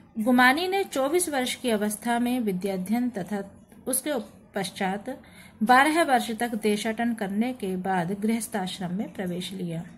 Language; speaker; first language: Hindi; native; Hindi